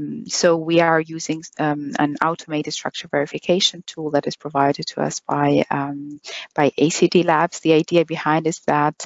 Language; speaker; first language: English; non-native, fluent; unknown